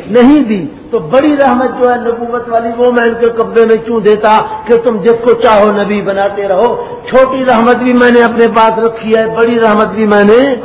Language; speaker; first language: Urdu; non-native, local second language; Saraiki